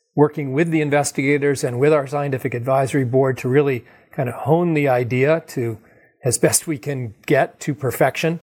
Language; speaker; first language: English; native; English